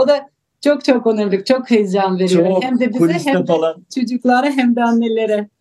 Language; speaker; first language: Turkish; non-native, learner; Russian